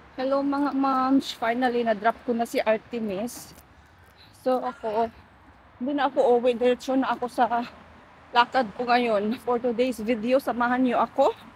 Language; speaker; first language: Filipino; non-native, local second language; Cebuano